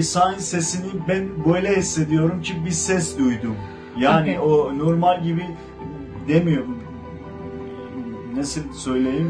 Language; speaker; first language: Turkish; non-native, fluent; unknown